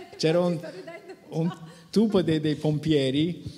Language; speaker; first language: Italian; non-native, fluent; Persian